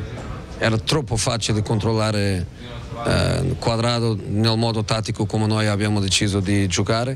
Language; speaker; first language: Italian; non-native, fluent; Portuguese